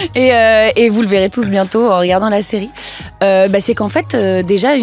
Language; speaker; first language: French; native; French